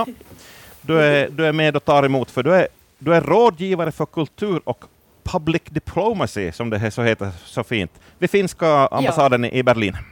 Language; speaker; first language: Swedish; native; Swedish